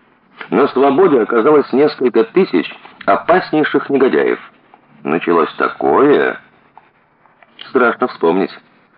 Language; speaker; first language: Russian; native; Russian